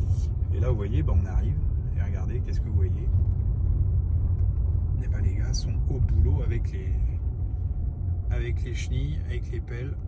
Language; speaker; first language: French; native; French